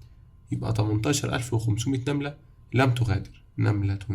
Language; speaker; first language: Arabic; native; Arabic